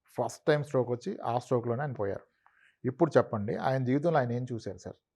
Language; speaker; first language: Telugu; non-native, local second language; Kannada